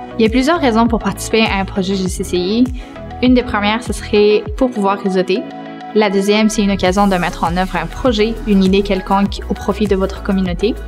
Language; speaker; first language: French; native; French